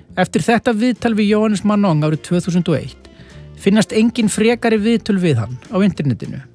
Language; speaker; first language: Icelandic; native; Icelandic